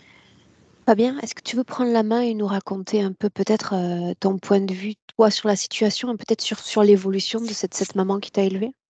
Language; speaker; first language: French; native; French